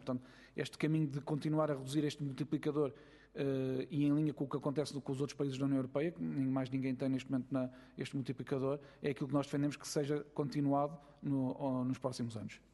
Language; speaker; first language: Portuguese; native; Portuguese